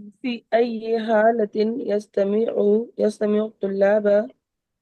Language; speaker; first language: Arabic; non-native, learner; Urdu